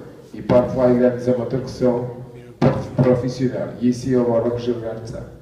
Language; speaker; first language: French; non-native, fluent; Portuguese